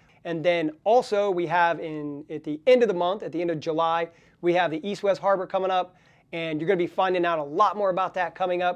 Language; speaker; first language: English; native; English